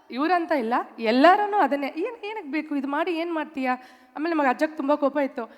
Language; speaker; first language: Kannada; non-native, local second language; Tamil